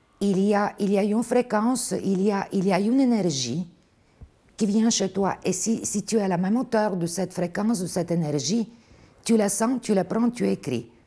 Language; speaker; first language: French; non-native, fluent; Bulgarian